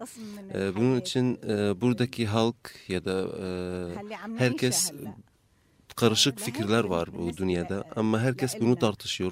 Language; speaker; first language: Turkish; non-native, fluent; Arabic